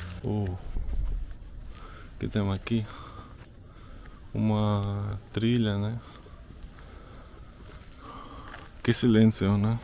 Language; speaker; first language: Portuguese; non-native, learner; Russian